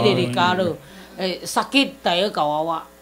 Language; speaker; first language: Filipino; non-native, learner; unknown